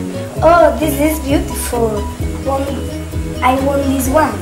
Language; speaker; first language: English; non-native, learner; Catalan